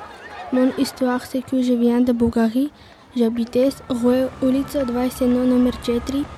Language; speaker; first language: French; early bilingual, other home language; Bulgarian